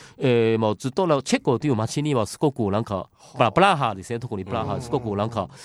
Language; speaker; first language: Japanese; non-native, fluent; Chinese